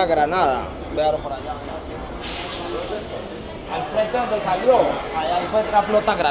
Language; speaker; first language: Spanish; native; Spanish